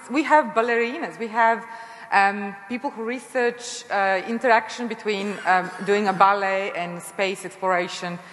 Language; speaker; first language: English; non-native, fluent; Serbian